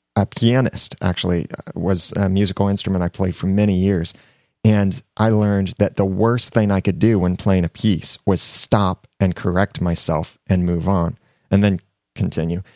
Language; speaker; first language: English; native; English